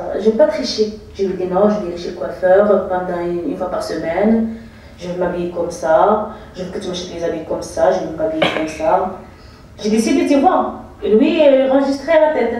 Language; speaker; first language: French; non-native, fluent; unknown